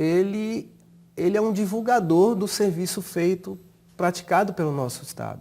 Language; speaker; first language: Portuguese; native; Portuguese